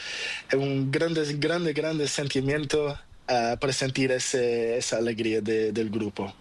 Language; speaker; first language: Spanish; non-native, learner; Portuguese